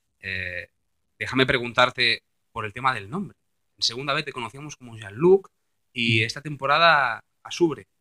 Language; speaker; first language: Spanish; non-native, local second language; Catalan